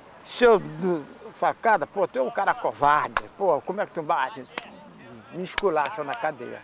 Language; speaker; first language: Portuguese; native; Portuguese